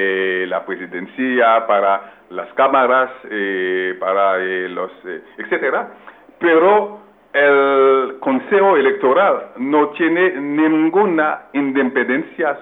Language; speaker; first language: Spanish; non-native, local second language; Haitian Creole